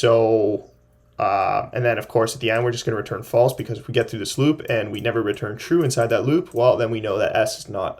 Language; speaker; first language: English; native; English